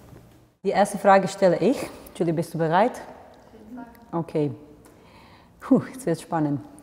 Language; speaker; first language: German; non-native, fluent; Serbian